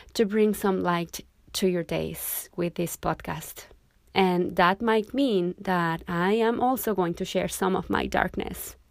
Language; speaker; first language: English; non-native, fluent; Spanish